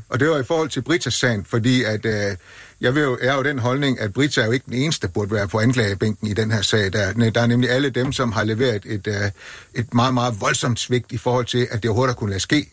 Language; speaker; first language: Danish; native; Danish